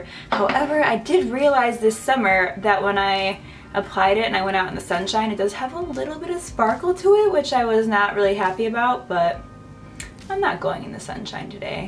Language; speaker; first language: English; native; English